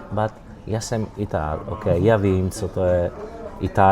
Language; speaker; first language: Czech; non-native, learner; Italian